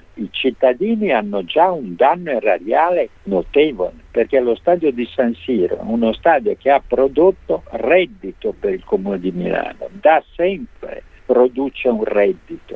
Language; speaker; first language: Italian; native; Italian